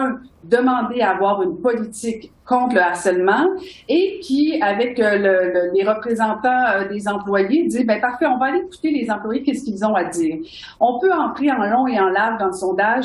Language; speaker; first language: French; native; French